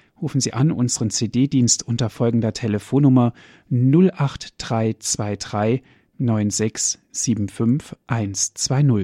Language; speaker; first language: German; native; German